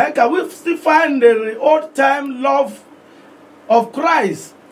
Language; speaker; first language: English; non-native, local second language; Yoruba